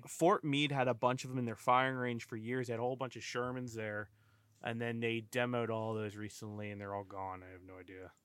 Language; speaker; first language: English; early bilingual, other home language; Polish